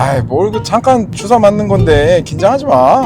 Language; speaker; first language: Korean; native; Korean